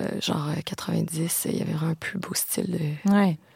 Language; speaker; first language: French; native; French